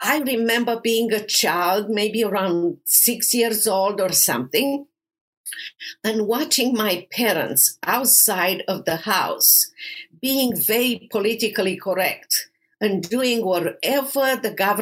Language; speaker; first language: English; non-native, fluent; Romanian